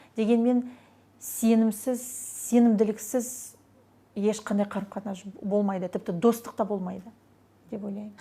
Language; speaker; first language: Kazakh; non-native, local second language; Russian